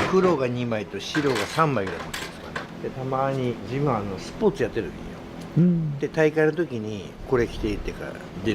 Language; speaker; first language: Japanese; native; Japanese